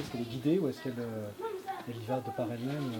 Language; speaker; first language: French; native; French